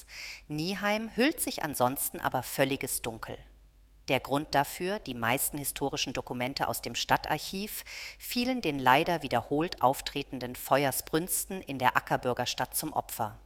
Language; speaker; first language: German; native; German